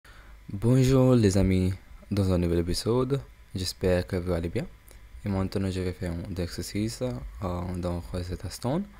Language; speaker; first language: French; non-native, learner; English